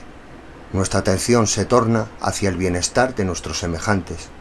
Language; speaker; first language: Spanish; native; Spanish